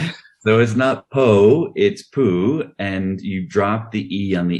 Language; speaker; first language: English; native; English